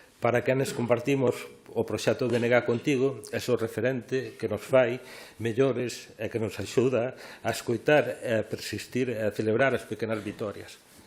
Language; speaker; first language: Galician; native; Galician